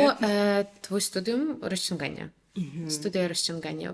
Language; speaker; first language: Polish; non-native, fluent; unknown